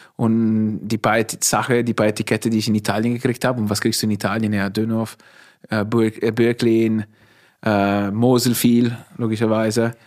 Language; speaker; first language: German; non-native, fluent; Italian